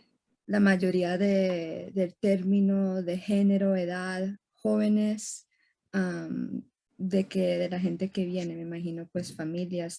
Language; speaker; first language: Spanish; early bilingual, heritage; Spanish